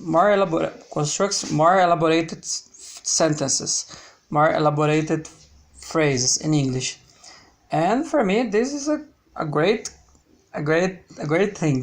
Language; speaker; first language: English; non-native, learner; Portuguese